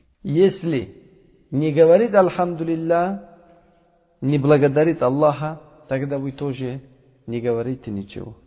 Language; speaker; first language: Russian; non-native, local second language; Uzbek